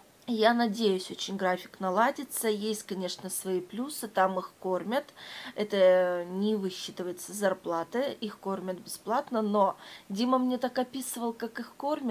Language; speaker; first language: Russian; native; Russian